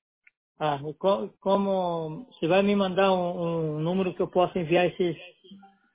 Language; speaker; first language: Spanish; non-native, learner; Portuguese